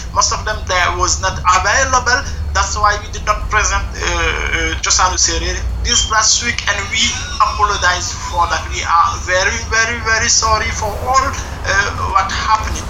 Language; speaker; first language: English; non-native, fluent; Serer